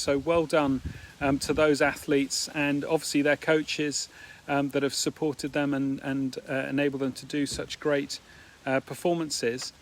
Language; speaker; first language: English; native; English